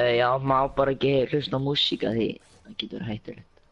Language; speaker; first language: Icelandic; early bilingual, other home language; Norwegian